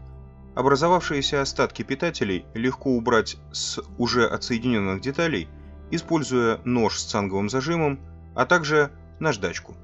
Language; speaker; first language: Russian; native; Russian